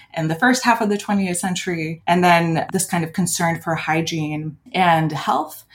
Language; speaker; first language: English; early bilingual, other home language; Lithuanian